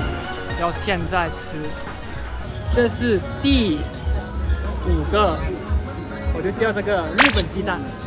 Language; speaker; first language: Chinese; non-native, learner; Thai